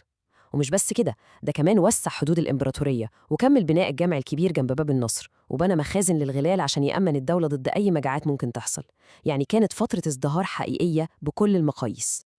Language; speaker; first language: Arabic; native; Arabic